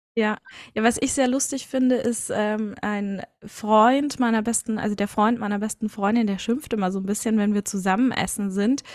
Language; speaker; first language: German; native; German